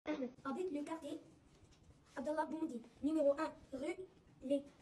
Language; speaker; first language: French; non-native, learner; Arabic